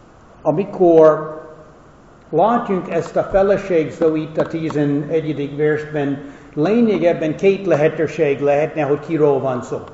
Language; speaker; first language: Hungarian; non-native, fluent; English